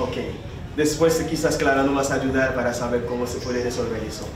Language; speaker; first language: Spanish; non-native, fluent; Haitian Creole